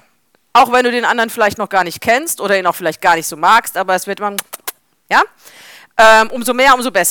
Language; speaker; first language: German; native; German